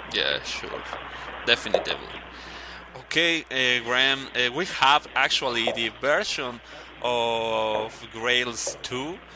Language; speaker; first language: English; non-native, learner; Spanish